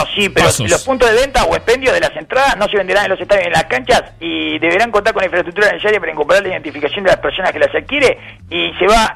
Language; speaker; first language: Spanish; native; Spanish